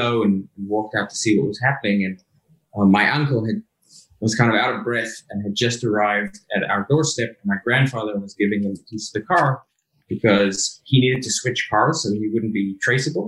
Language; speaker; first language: English; native; English